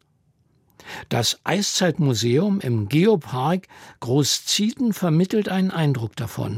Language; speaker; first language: German; native; German